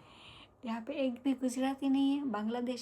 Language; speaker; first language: Hindi; non-native, local second language; Gujarati